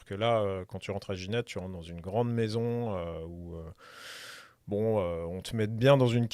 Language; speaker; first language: French; native; French